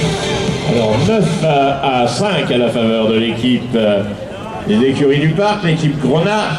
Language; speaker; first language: French; native; French